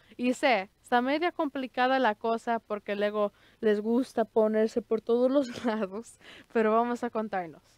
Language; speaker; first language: Spanish; early bilingual, heritage; Spanish